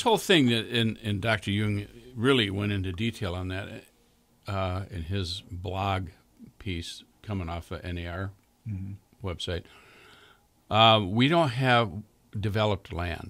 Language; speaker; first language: English; native; English